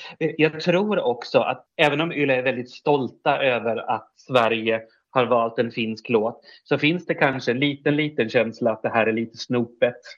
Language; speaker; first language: Swedish; native; Swedish